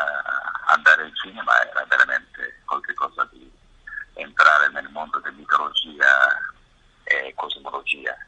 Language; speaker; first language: Italian; non-native, fluent; Japanese